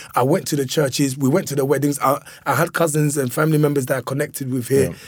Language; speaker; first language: English; early bilingual, other home language; Lingala